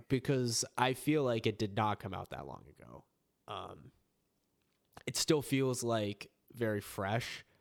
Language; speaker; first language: English; native; English